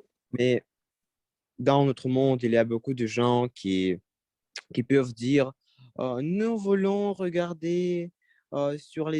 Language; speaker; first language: French; non-native, learner; Russian